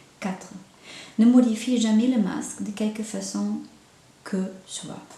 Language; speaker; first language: French; non-native, fluent; German